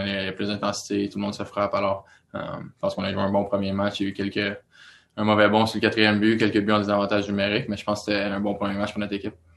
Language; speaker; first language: French; native; French